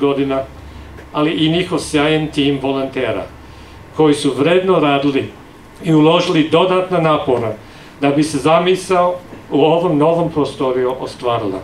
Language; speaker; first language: Serbian; non-native, fluent; English